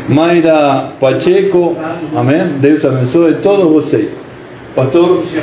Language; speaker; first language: Portuguese; non-native, fluent; Spanish